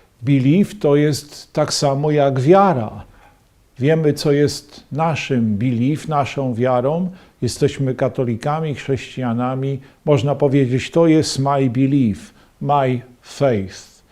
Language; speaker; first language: Polish; native; Polish